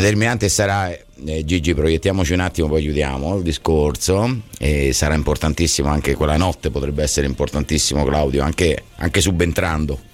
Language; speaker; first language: Italian; native; Italian